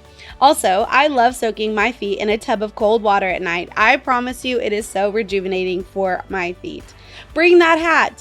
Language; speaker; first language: English; native; English